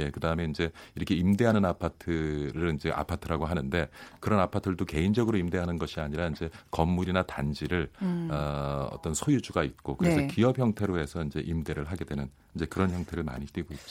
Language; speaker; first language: Korean; native; Korean